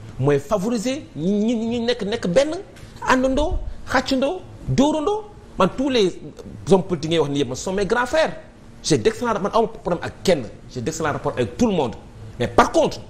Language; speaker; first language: Wolof; non-native, local second language; Fula